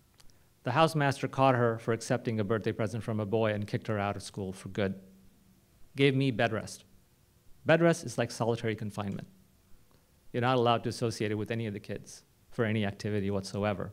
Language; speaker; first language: English; non-native, local second language; Hindi